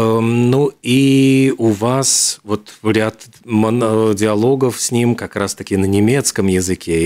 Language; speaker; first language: Russian; native; Russian